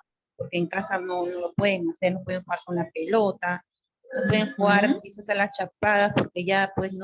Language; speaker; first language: Spanish; native; Spanish